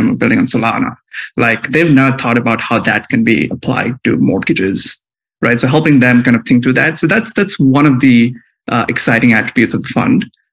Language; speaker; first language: English; non-native, local second language; Hindi